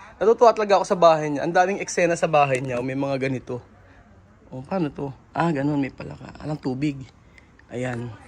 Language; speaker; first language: Filipino; native; Filipino